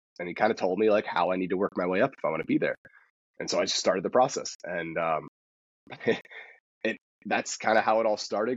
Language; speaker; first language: English; native; English